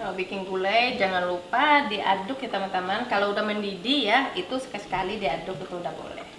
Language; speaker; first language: Indonesian; native; Indonesian